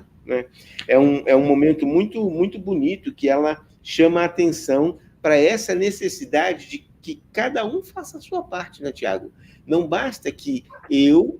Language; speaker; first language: Portuguese; native; Portuguese